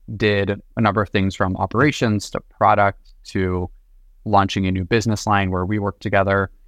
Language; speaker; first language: English; native; English